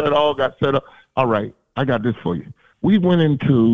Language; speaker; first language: English; native; English